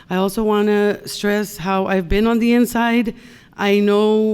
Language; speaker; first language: English; native; English